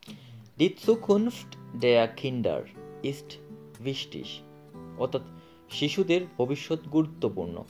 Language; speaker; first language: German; non-native, fluent; Bangla